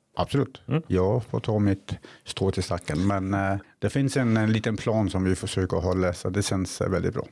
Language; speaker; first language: Swedish; non-native, fluent; Danish